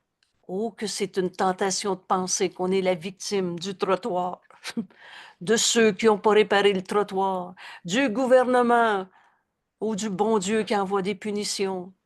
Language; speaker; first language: French; native; French